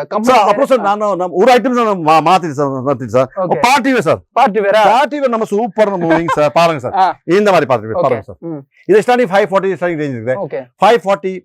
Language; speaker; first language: Tamil; non-native, local second language; Kannada